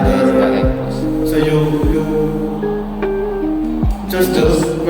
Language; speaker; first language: English; non-native, learner; Indonesian